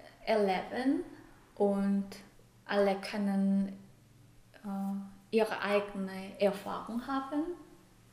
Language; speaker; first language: German; non-native, fluent; Korean